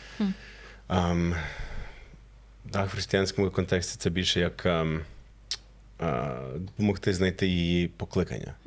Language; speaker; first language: Ukrainian; non-native, fluent; English